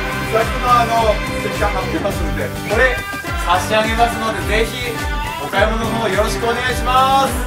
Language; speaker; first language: Japanese; native; Japanese